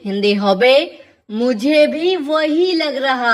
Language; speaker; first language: Hindi; non-native, fluent; Bangla